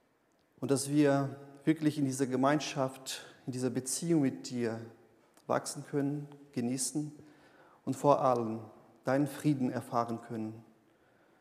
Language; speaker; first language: German; non-native, fluent; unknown